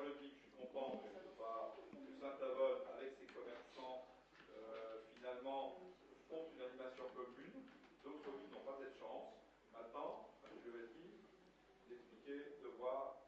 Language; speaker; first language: French; native; French